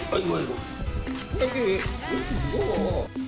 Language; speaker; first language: Korean; non-native, fluent; Khmer